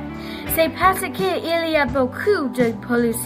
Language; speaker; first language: French; non-native, learner; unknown